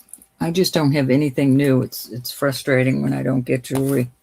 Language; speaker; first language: English; native; English